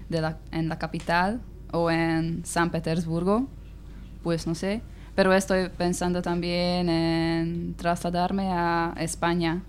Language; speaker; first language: Spanish; non-native, learner; Hungarian